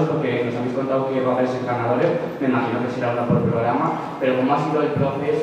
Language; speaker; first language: Spanish; native; Spanish